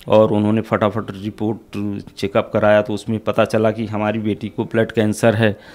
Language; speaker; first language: Hindi; native; Hindi